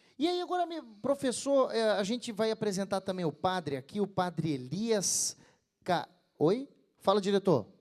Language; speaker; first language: Portuguese; native; Portuguese